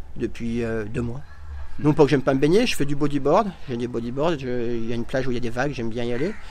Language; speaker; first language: French; native; French